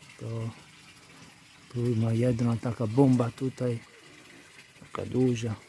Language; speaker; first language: Polish; non-native, learner; Italian